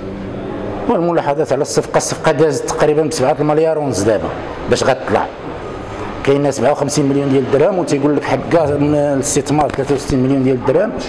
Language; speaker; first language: Arabic; native; Arabic